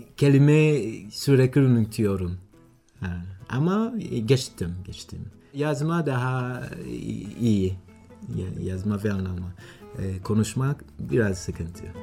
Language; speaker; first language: Turkish; non-native, learner; Swahili